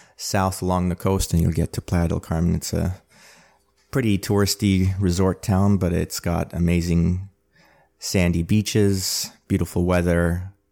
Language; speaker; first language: English; early bilingual, other home language; Armenian